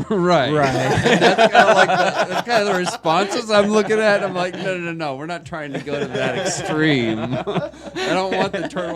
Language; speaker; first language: English; native; English